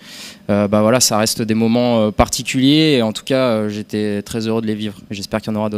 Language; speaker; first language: French; native; French